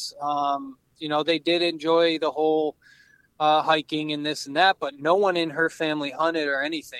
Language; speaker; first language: English; native; English